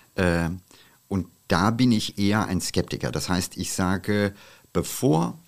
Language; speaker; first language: German; non-native, fluent; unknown